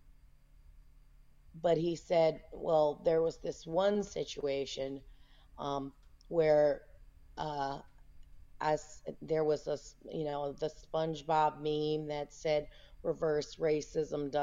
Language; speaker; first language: English; native; English